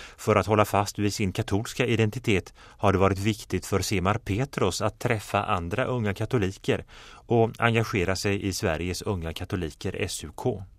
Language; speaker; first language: Swedish; native; Swedish